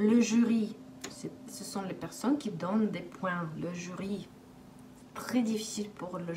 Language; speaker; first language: French; non-native, fluent; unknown